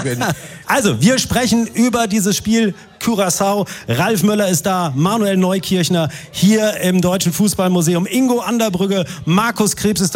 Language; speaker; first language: German; native; German